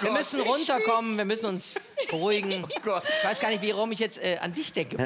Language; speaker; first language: German; native; German